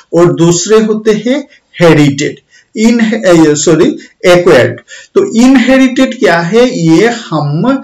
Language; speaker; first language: Hindi; non-native, local second language; Bangla